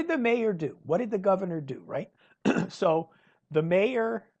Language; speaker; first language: English; native; English